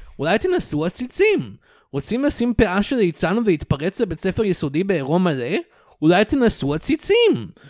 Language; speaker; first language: Hebrew; native; Hebrew